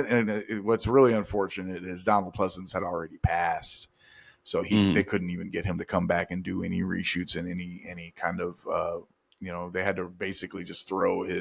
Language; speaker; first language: English; native; English